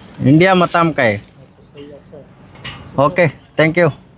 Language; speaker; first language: Hindi; non-native, local second language; Telugu